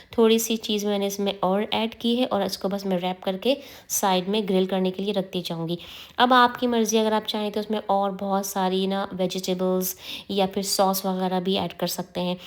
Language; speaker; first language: Urdu; native; Urdu